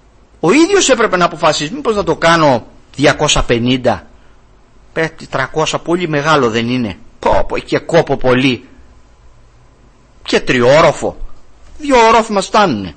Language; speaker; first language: Greek; native; Greek